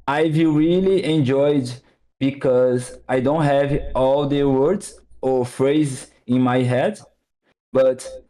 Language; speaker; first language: English; non-native, learner; Portuguese